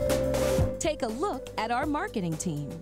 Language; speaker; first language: English; native; English